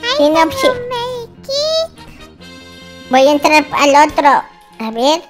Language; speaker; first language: Spanish; native; Spanish